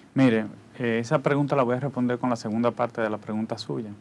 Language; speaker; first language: Spanish; native; Spanish